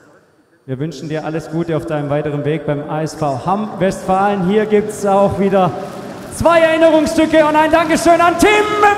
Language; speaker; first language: German; native; German